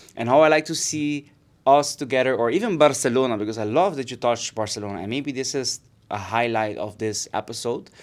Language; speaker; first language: English; non-native, fluent; Papiamento